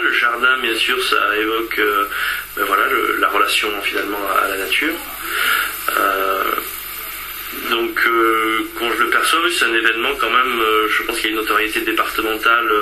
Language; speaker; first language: French; native; French